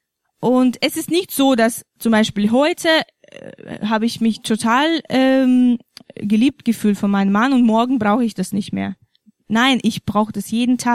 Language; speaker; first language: German; non-native, fluent; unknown